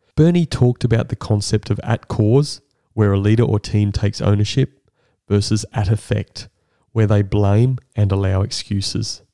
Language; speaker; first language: English; native; English